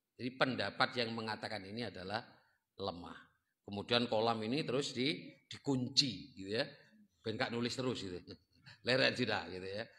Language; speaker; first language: Indonesian; non-native, local second language; Javanese